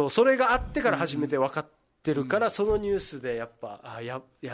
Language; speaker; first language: Japanese; native; Japanese